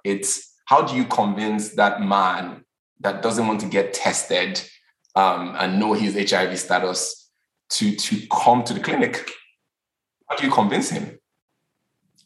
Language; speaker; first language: English; non-native, local second language; Yoruba